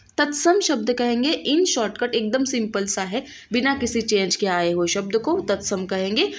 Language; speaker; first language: Hindi; non-native, local second language; Marathi